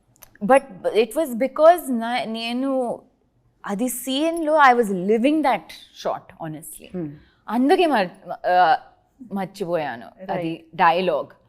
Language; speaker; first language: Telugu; non-native, learner; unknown